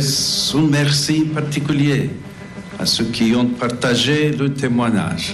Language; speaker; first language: French; non-native, fluent; English